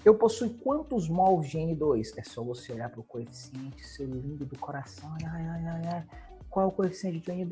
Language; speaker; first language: Portuguese; native; Portuguese